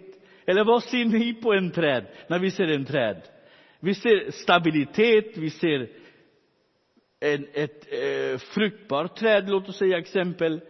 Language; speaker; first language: Swedish; non-native, fluent; Romany